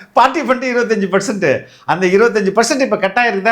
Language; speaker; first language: Tamil; native; Tamil